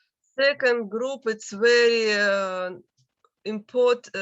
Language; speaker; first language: English; non-native, learner; Russian